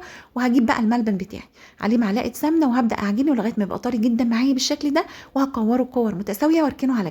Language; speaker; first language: Arabic; native; Arabic